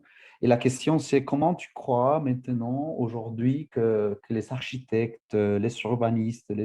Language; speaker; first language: French; non-native, fluent; Spanish